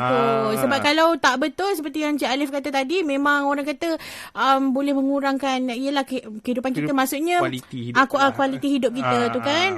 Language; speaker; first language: Malay; native; Malay